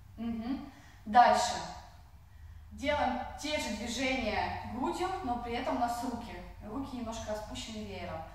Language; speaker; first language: Russian; non-native, fluent; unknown